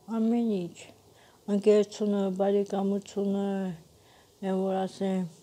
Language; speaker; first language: Armenian; native; Armenian